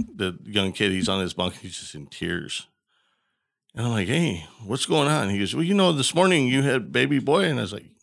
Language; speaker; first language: English; native; English